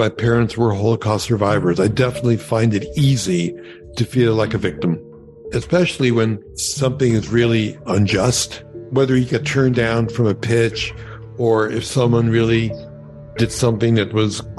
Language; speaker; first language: English; early bilingual, other home language; Yiddish